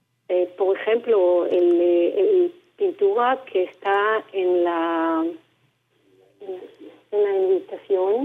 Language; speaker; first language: Spanish; non-native, learner; Hebrew